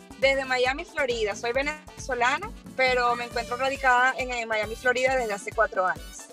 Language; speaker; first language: Spanish; native; Spanish